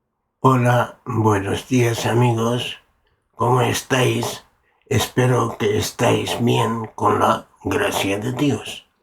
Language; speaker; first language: Spanish; non-native, learner; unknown